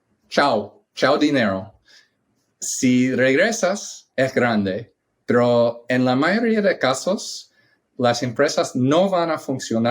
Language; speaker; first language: Spanish; non-native, fluent; English